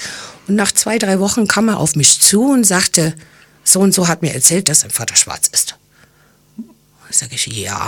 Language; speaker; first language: German; early bilingual, other home language; English